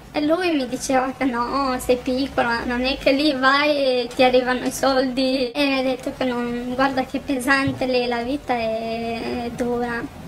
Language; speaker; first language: Italian; non-native, fluent; Romanian